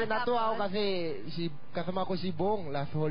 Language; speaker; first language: Filipino; non-native, learner; Korean